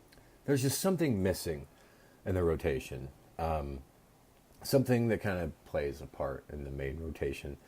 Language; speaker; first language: English; native; English